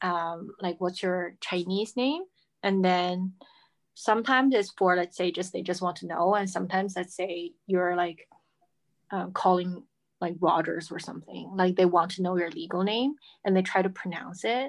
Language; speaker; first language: English; non-native, fluent; Chinese